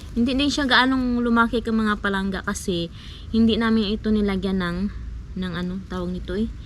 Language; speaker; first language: Filipino; non-native, local second language; Hiligaynon